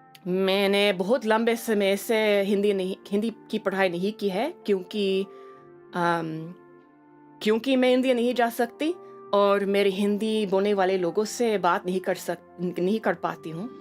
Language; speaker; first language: Hindi; non-native, learner; English